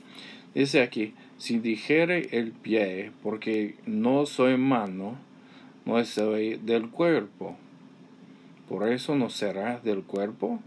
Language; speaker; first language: Spanish; non-native, fluent; English